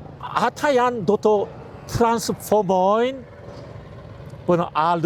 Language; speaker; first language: Albanian; non-native, learner; Korean